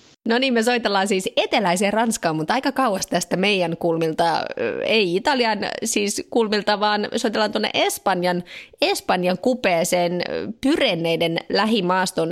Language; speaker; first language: Finnish; native; Finnish